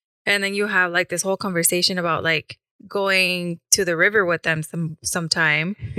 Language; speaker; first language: English; early bilingual, other home language; Spanish